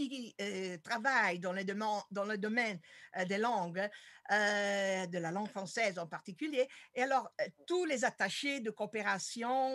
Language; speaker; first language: French; non-native, fluent; Italian